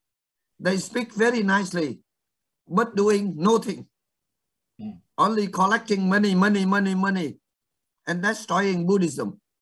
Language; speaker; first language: English; non-native, fluent; Vietnamese